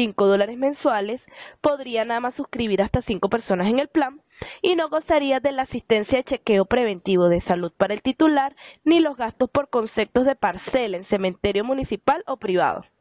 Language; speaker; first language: Spanish; native; Spanish